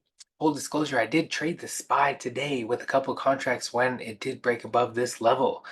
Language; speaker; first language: English; native; English